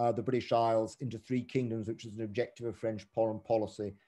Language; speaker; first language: English; native; English